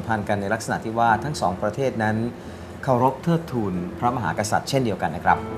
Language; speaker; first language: Thai; native; Thai